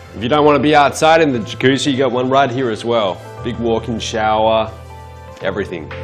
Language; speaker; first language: English; native; English